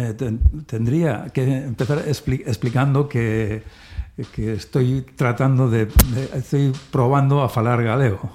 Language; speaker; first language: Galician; non-native, learner; Spanish